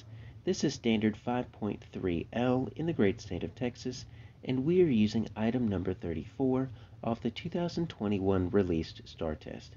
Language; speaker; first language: English; native; English